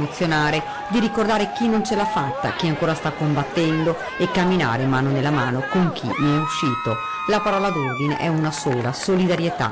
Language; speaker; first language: Italian; native; Italian